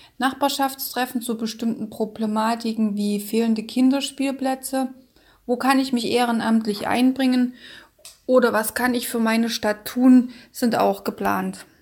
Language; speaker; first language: German; native; German